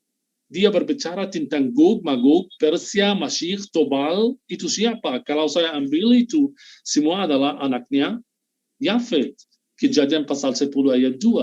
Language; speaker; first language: Indonesian; non-native, fluent; Arabic